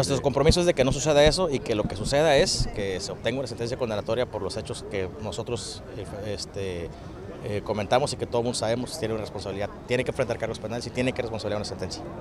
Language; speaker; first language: Spanish; native; Spanish